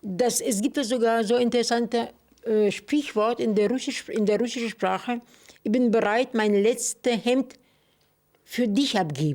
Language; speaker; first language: German; non-native, fluent; Russian